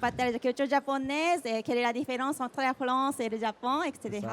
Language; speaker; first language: French; non-native, fluent; Japanese